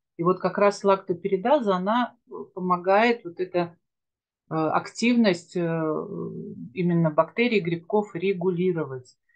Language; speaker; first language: Russian; native; Russian